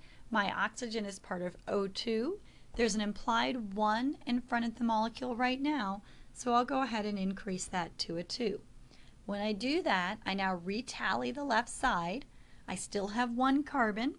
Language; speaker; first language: English; native; English